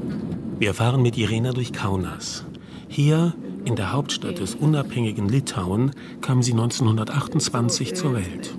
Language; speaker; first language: German; native; German